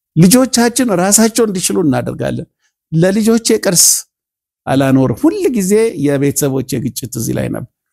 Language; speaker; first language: Amharic; native; Amharic